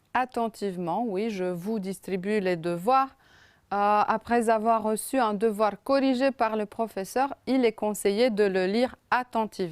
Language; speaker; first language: French; non-native, fluent; Romanian